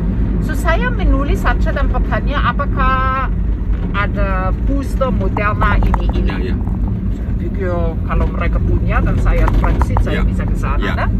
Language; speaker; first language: Indonesian; non-native, fluent; German